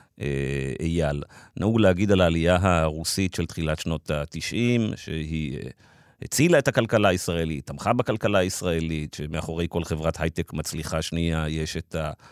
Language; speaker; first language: Hebrew; native; Hebrew